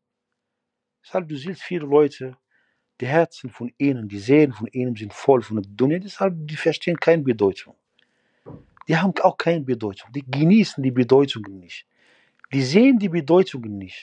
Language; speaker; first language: German; non-native, fluent; Arabic